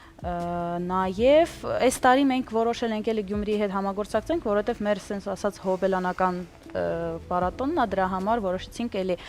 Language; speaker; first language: Armenian; early bilingual, heritage; Armenian